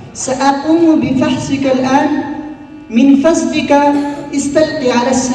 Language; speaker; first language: Arabic; non-native, learner; Urdu